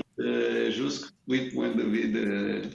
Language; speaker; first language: French; non-native, learner; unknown